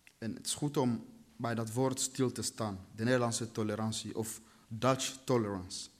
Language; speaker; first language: Dutch; early bilingual, other home language; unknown